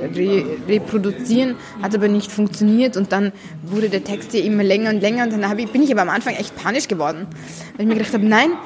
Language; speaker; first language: German; early bilingual, heritage; Arabic